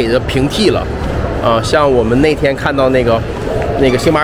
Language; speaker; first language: Chinese; native; Chinese